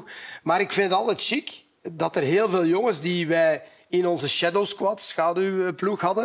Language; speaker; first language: Dutch; native; Dutch